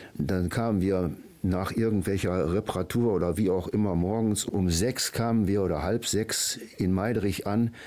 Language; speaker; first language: German; native; German